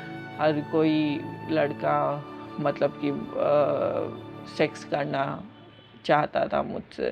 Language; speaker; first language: Hindi; non-native, local second language; Gujarati